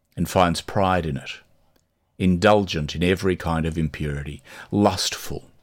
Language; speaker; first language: English; native; English